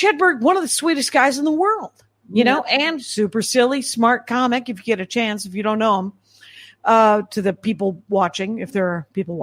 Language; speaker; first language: English; native; English